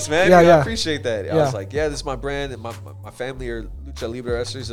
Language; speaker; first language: English; native; English